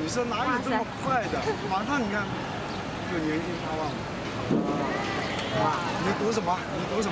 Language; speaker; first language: Chinese; native; Chinese